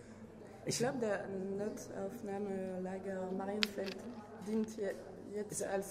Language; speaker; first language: German; non-native, fluent; French